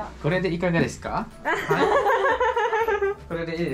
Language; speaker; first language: Japanese; non-native, learner; Indonesian